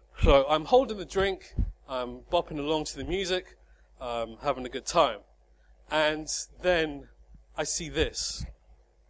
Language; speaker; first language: English; native; English